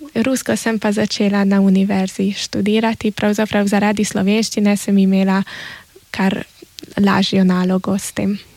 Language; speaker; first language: Slovenian; early bilingual, heritage; Slovenian